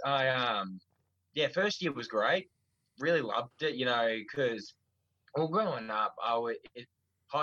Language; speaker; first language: English; native; English